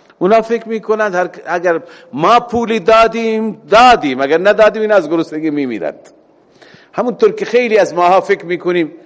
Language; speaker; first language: Persian; native; Persian